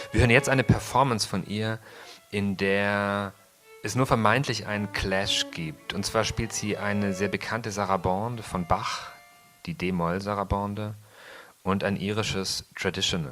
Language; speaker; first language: German; native; German